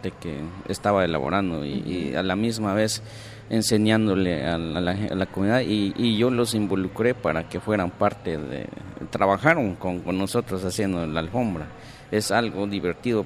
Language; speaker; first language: Spanish; non-native, local second language; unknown